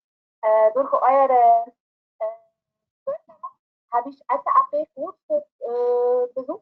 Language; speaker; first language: German; non-native, learner; Arabic